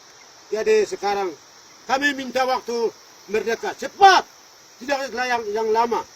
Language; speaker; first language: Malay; non-native, local second language; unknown